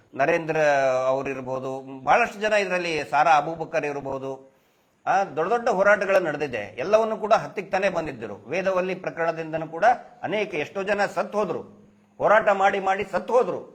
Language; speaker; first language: Kannada; native; Kannada